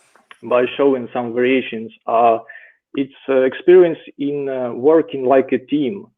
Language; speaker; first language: English; non-native, fluent; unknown